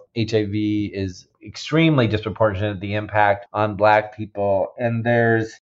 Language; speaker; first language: English; native; English